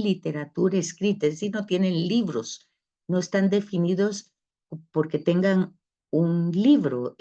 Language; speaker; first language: Spanish; native; Spanish